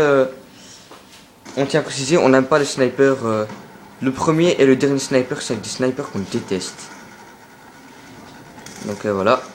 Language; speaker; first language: French; native; French